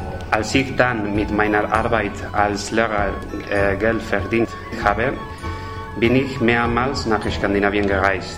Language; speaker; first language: German; non-native, fluent; Spanish